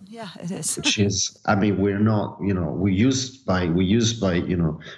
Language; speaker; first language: English; non-native, fluent; Italian